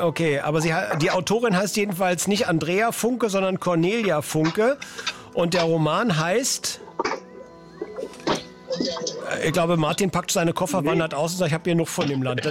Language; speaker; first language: German; native; German